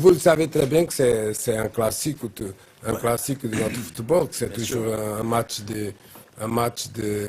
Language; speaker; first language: French; non-native, learner; Portuguese